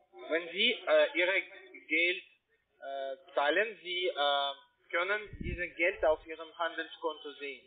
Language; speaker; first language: German; non-native, learner; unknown